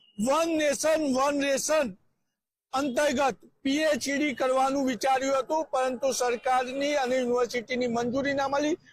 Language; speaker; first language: Gujarati; native; Gujarati